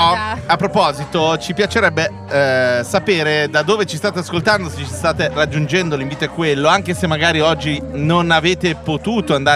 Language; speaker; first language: Italian; native; Italian